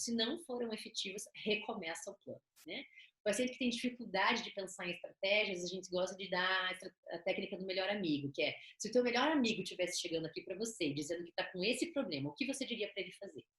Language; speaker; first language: Portuguese; native; Portuguese